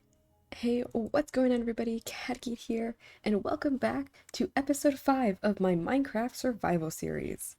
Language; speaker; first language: English; native; English